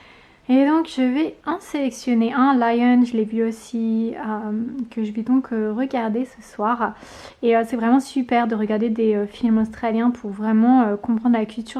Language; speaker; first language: French; native; French